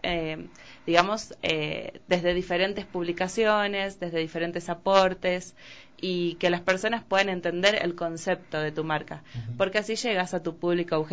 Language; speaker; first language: Spanish; native; Spanish